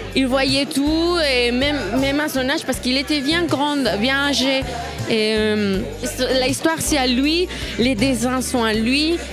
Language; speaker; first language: French; non-native, fluent; Spanish